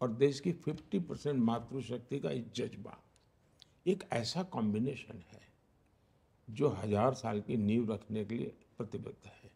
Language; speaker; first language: Hindi; non-native, local second language; Gujarati